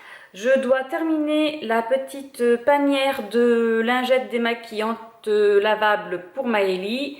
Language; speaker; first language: French; native; French